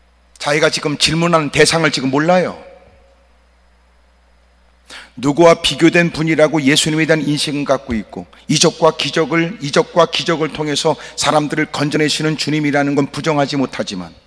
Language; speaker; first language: Korean; native; Korean